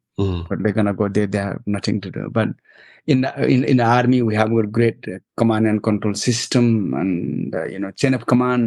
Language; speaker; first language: English; non-native, local second language; Nepali